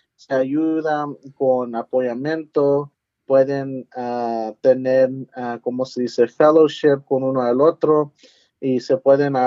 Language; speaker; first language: Spanish; early bilingual, heritage; Spanish